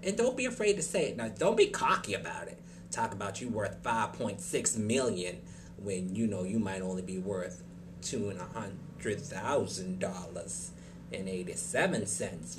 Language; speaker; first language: English; native; English